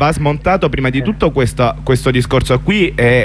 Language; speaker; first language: Italian; native; Italian